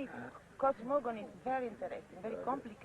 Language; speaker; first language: English; non-native, learner; French